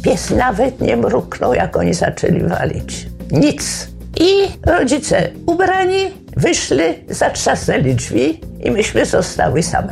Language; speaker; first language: Polish; native; Polish